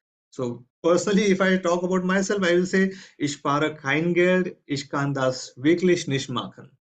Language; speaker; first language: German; non-native, fluent; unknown